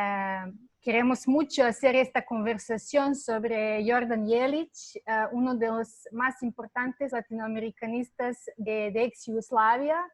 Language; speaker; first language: Spanish; non-native, fluent; Serbian